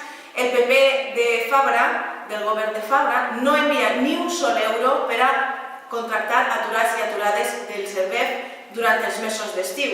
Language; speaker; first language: Catalan; native; Catalan